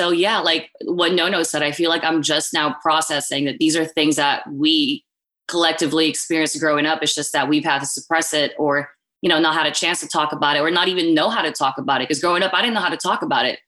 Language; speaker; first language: English; non-native, local second language; Filipino